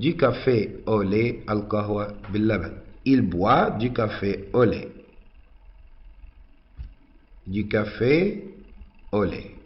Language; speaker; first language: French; non-native, fluent; Arabic